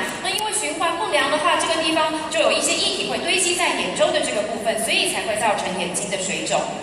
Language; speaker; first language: Chinese; native; Chinese